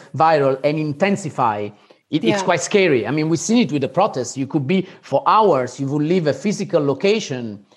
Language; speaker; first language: English; non-native, fluent; Italian